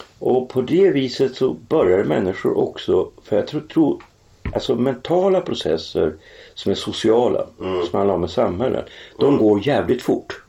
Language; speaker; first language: Swedish; native; Swedish